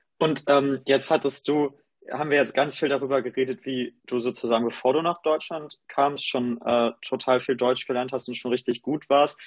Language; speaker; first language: German; native; German